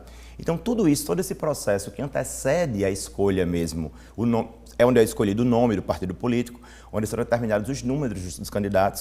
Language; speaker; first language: Portuguese; native; Portuguese